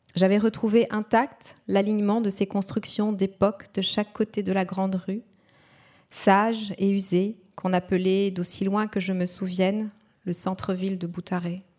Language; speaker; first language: French; non-native, local second language; Kinyarwanda